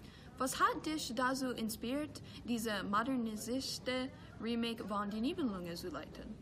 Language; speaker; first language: German; non-native, learner; English